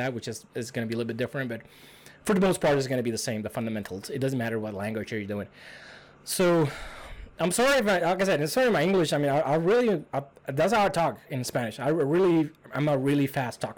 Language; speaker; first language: English; non-native, fluent; Spanish